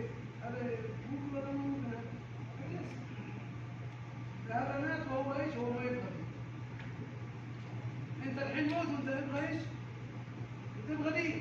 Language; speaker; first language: Arabic; non-native, learner; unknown